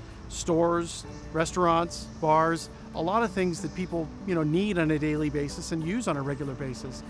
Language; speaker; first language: English; native; English